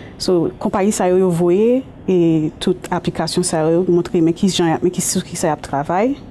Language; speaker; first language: Haitian Creole; native; Haitian Creole